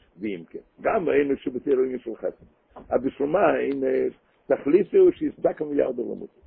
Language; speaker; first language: Hebrew; non-native, local second language; Yiddish